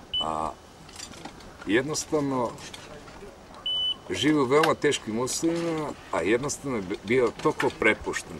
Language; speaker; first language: Serbian; native; Serbian